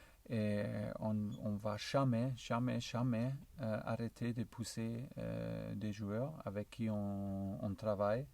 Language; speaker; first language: French; non-native, learner; German